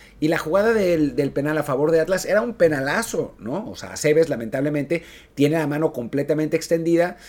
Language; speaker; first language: Spanish; native; Spanish